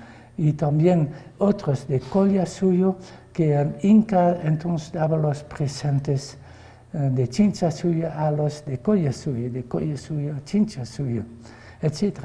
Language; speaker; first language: Spanish; non-native, fluent; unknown